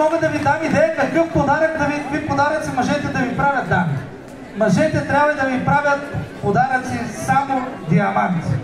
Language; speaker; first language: Bulgarian; native; Bulgarian